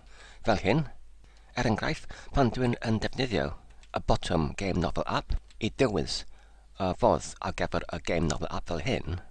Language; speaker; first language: Welsh; non-native, learner; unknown